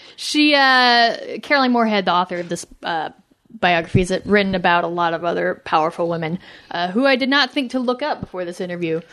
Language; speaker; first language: English; native; English